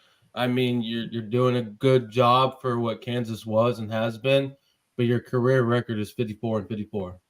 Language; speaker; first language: English; native; English